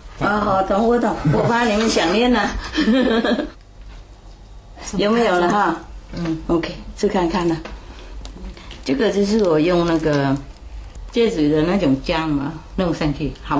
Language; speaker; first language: Chinese; non-native, fluent; Vietnamese